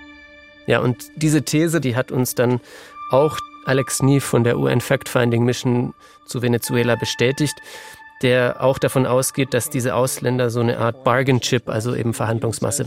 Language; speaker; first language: German; native; German